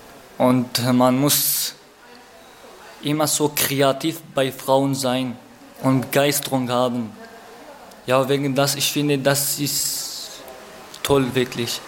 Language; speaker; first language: German; non-native, learner; Arabic